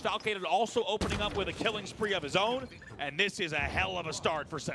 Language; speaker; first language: English; native; English